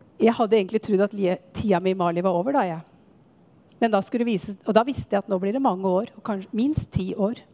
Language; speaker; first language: Norwegian; native; Norwegian